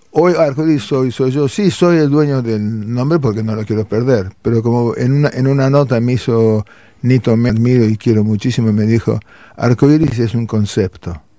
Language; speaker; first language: Spanish; early bilingual, other home language; Armenian